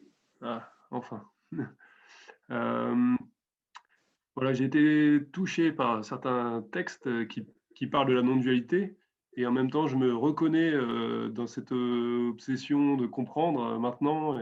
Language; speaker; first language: French; native; French